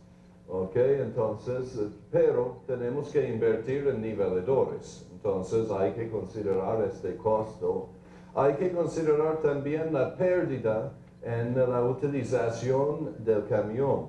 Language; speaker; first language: Spanish; non-native, fluent; English